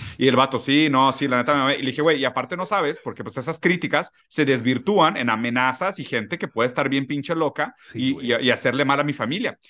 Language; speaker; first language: Spanish; early bilingual, other home language; Portuguese